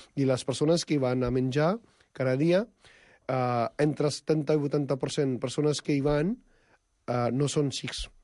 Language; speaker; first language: Catalan; non-native, fluent; Punjabi